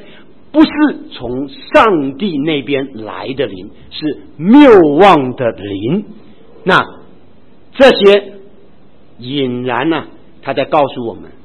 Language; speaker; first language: Chinese; native; Chinese